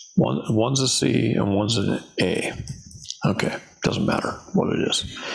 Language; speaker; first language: English; native; English